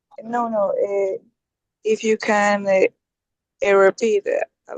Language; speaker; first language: English; non-native, learner; Spanish